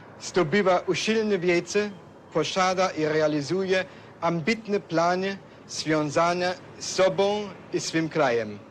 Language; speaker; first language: Polish; non-native, fluent; German